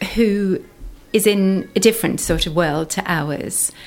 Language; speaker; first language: English; native; English